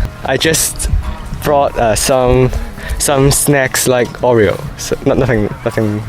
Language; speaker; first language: English; non-native, learner; Cantonese